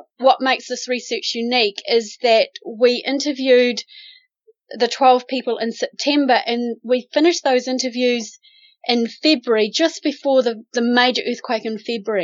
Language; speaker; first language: English; native; English